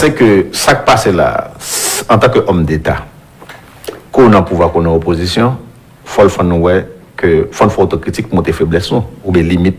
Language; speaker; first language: French; non-native, local second language; Haitian Creole